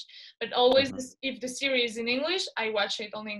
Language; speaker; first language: English; non-native, fluent; Spanish